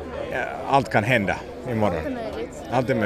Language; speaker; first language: Swedish; non-native, local second language; Finnish